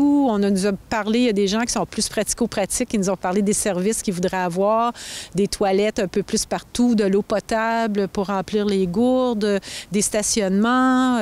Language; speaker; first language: French; native; French